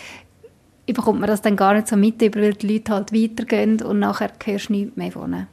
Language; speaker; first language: German; native; German